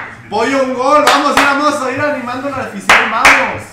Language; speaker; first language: Spanish; early bilingual, heritage; Spanish